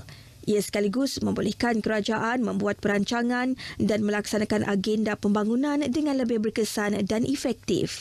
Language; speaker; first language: Malay; native; Malay